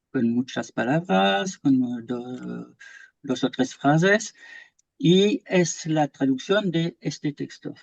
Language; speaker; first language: Spanish; non-native, fluent; French